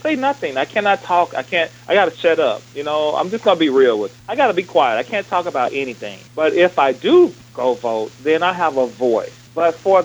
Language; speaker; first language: English; native; English